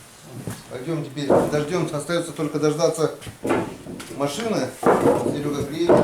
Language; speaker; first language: Russian; native; Russian